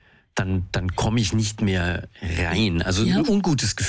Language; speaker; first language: German; native; German